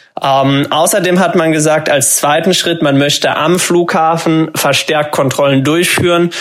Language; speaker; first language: German; native; German